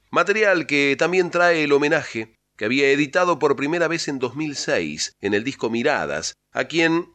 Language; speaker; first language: Spanish; native; Spanish